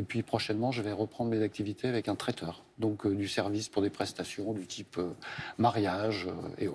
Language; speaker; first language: French; native; French